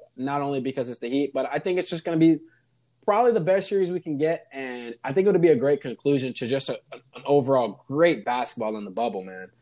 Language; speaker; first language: English; native; English